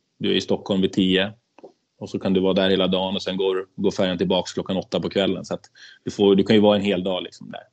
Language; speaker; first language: Swedish; native; Swedish